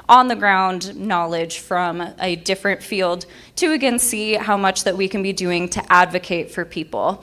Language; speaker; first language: English; native; English